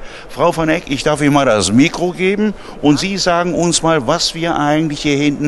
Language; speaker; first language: German; native; German